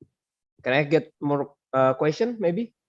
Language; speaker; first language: English; non-native, learner; Indonesian